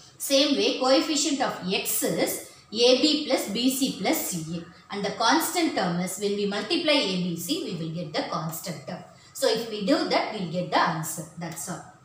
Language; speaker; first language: English; non-native, local second language; Tamil